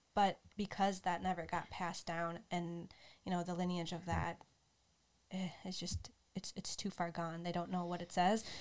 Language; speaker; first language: English; native; English